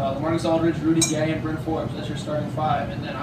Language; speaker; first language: English; native; English